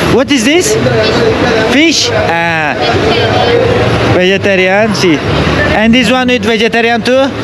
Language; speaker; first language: English; non-native, learner; Turkish